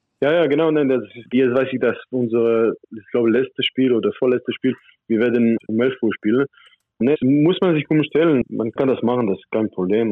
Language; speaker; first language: German; non-native, fluent; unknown